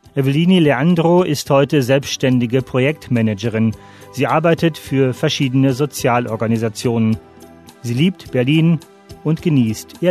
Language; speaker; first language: German; native; German